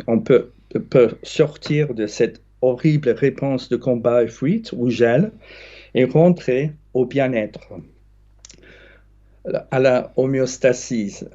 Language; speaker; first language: French; non-native, fluent; English